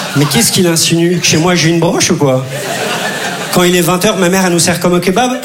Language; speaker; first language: French; early bilingual, other home language; Turkish